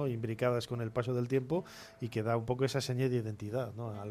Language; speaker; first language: Spanish; native; Spanish